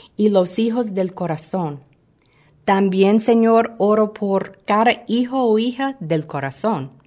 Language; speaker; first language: Spanish; non-native, fluent; English